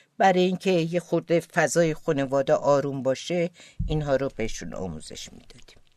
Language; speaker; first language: Persian; non-native, local second language; Azerbaijani